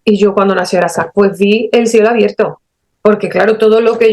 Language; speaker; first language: Spanish; native; Spanish